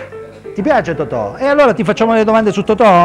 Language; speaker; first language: Italian; native; Italian